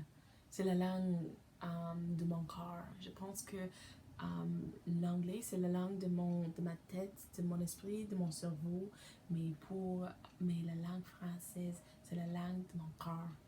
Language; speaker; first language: French; non-native, learner; English